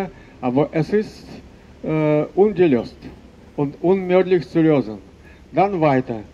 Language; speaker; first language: German; non-native, fluent; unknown